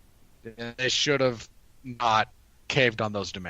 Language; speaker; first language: English; native; English